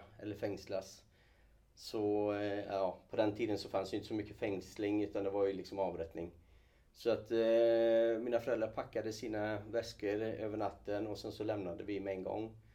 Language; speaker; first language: Swedish; early bilingual, other home language; Kurdish